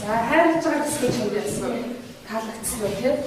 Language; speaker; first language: Mongolian; native; Mongolian